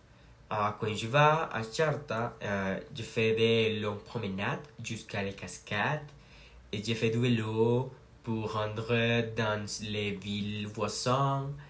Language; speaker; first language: French; non-native, learner; Spanish